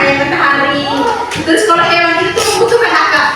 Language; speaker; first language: Indonesian; native; Indonesian